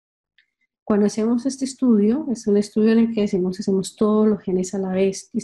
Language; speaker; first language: Spanish; native; Spanish